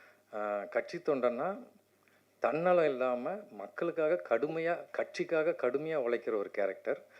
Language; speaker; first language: Tamil; native; Tamil